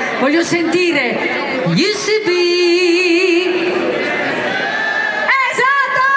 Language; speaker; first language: Italian; native; Italian